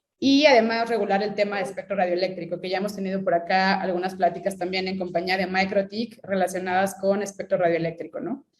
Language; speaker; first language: Spanish; native; Spanish